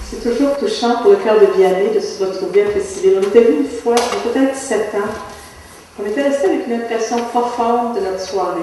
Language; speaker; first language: French; native; French